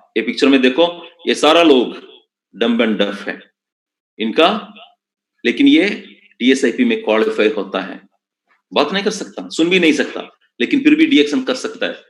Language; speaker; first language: Hindi; non-native, local second language; Malayalam